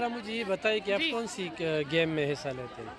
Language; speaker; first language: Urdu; non-native, local second language; Pashto